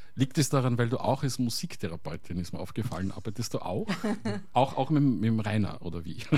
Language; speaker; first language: German; native; German